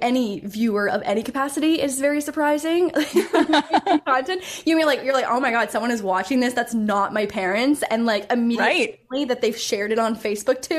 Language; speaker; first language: English; native; English